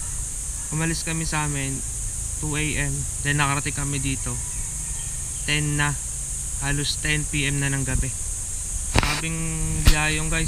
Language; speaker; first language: Filipino; native; Filipino